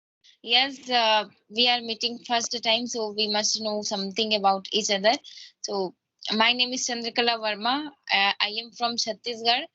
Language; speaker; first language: English; non-native, learner; Hindi